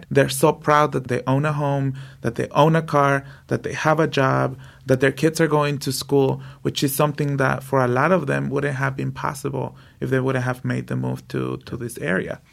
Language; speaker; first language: English; non-native, fluent; Spanish